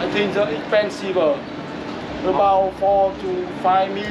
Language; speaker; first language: English; non-native, learner; Vietnamese